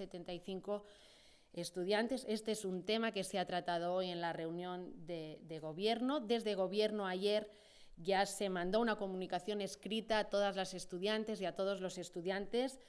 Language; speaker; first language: Spanish; non-native, local second language; Catalan